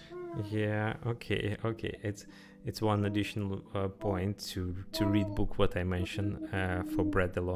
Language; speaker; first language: English; non-native, learner; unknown